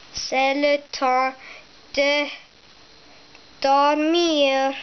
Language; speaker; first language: French; non-native, learner; English